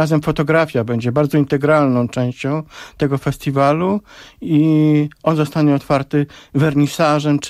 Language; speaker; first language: Polish; native; Polish